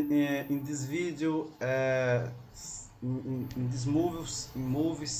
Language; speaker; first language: English; non-native, learner; Portuguese